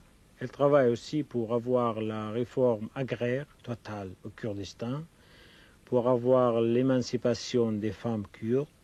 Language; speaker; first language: French; non-native, fluent; Kurdish